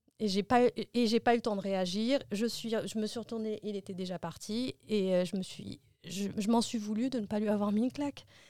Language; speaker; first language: French; early bilingual, other home language; Arabic